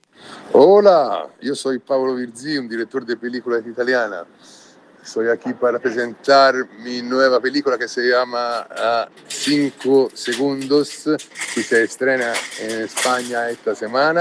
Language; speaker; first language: Spanish; non-native, learner; Italian